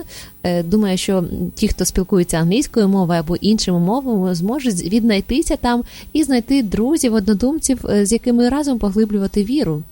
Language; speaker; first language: Ukrainian; native; Ukrainian